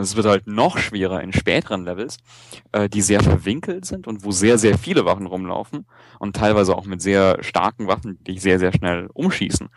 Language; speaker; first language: German; native; German